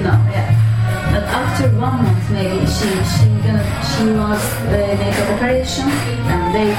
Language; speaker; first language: English; non-native, learner; Turkish